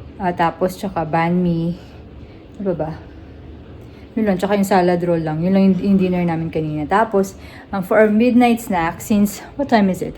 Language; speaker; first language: Filipino; native; Filipino